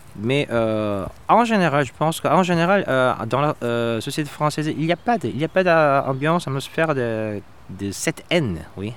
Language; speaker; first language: French; non-native, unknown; Korean